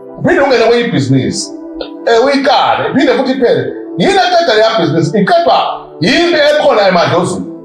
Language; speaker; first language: Zulu; native; Zulu